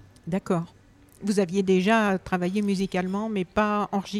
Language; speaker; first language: French; native; French